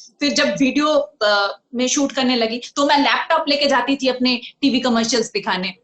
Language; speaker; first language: Hindi; non-native, local second language; Bangla